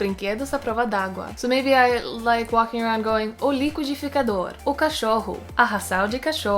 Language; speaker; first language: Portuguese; non-native, learner; Swedish